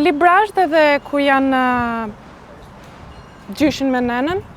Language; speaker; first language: Albanian; early bilingual, heritage; Albanian